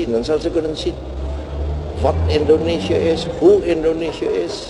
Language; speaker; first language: Dutch; non-native, local second language; Javanese